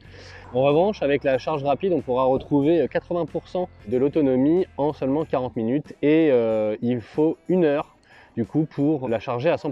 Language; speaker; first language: French; native; French